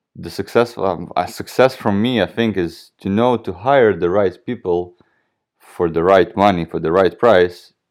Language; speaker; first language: English; non-native, fluent; Russian